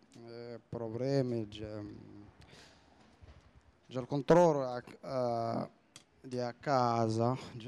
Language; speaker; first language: Italian; non-native, learner; Arabic